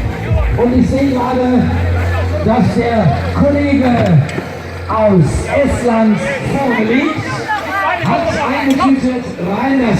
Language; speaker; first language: German; native; German